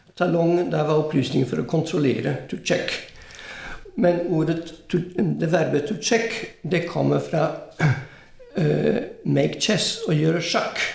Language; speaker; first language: Norwegian; non-native, fluent; French